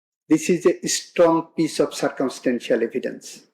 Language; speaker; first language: English; non-native, local second language; Bangla